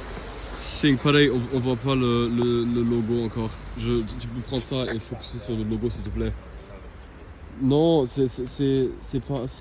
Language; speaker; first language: French; non-native, fluent; German